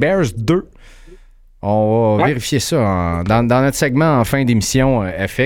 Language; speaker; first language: French; native; French